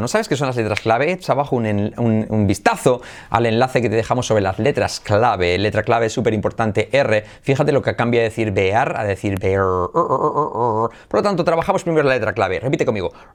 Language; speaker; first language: Spanish; native; Spanish